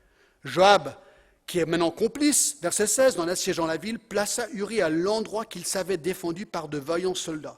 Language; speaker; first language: French; non-native, fluent; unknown